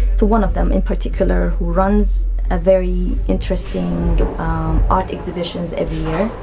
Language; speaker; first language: English; non-native, fluent; Arabic